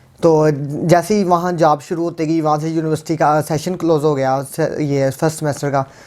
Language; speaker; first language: Urdu; non-native, local second language; Punjabi